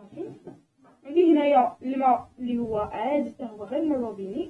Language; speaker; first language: Arabic; native; Arabic